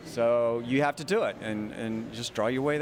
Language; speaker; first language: English; native; English